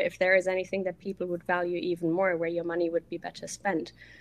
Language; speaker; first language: English; non-native, fluent; German